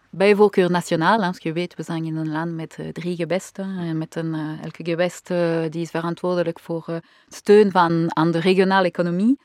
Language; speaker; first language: Dutch; non-native, local second language; French